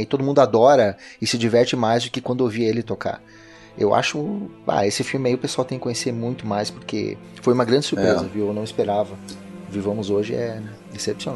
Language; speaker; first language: Portuguese; native; Portuguese